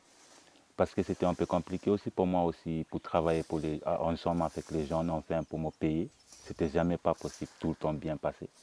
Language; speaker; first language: French; non-native, local second language; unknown